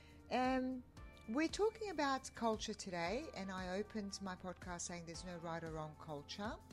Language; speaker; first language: English; non-native, fluent; Turkish